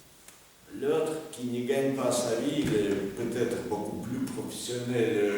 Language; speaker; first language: French; non-native, fluent; Russian